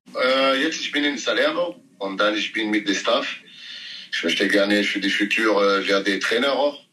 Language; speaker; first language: German; non-native, learner; French